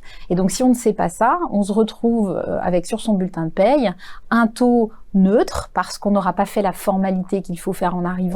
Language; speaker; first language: French; native; French